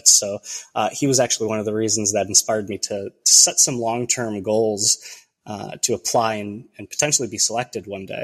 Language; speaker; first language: English; early bilingual, other home language; Romanian